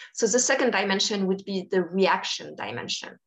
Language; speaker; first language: English; non-native, fluent; French